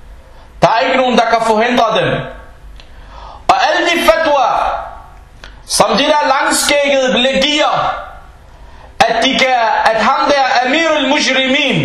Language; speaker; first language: Danish; non-native, fluent; Arabic